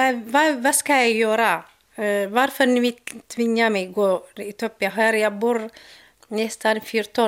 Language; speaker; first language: Swedish; non-native, learner; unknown